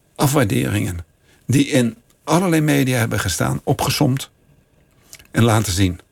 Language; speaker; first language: Dutch; native; Dutch